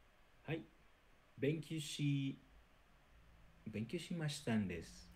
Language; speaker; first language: Japanese; non-native, learner; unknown